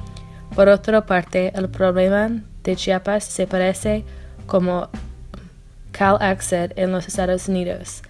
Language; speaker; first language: Spanish; non-native, learner; English